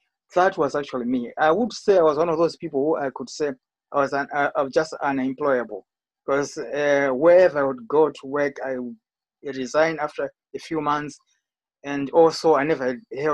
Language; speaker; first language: English; non-native, local second language; Shona